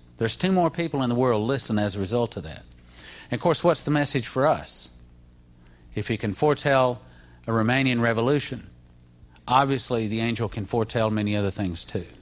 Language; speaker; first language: English; native; English